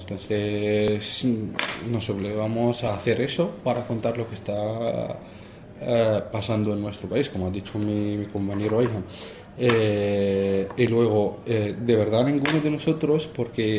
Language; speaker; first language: Spanish; non-native, fluent; Arabic